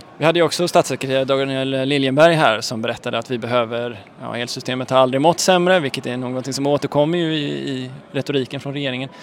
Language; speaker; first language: Swedish; native; Swedish